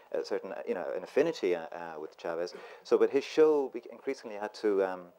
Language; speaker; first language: English; native; English